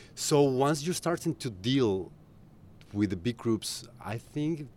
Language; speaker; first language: English; non-native, fluent; Spanish